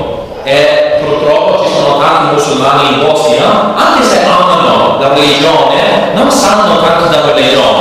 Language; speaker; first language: Italian; non-native, learner; English